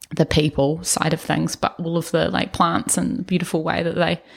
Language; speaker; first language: English; native; English